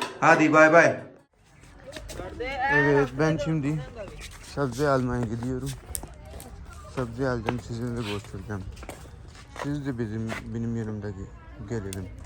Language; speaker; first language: Turkish; non-native, learner; Urdu